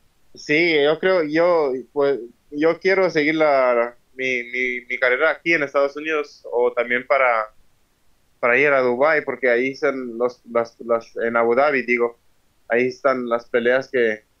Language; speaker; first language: Spanish; early bilingual, heritage; Spanish